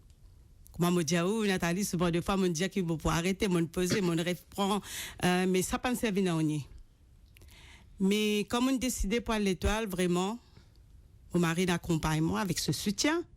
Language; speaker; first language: French; non-native, local second language; Morisyen